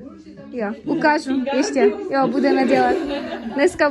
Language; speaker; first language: Czech; non-native, learner; Kara-Kalpak